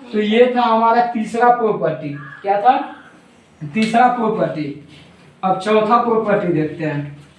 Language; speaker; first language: Hindi; native; Hindi